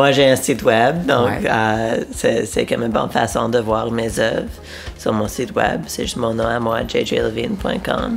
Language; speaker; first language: French; non-native, local second language; English